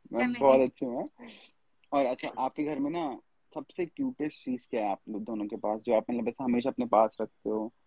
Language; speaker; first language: Hindi; native; Hindi